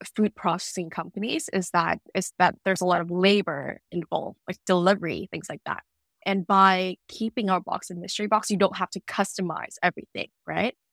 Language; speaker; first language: English; non-native, fluent; Vietnamese